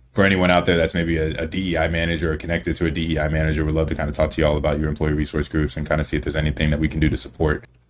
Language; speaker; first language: English; early bilingual, other home language; Igbo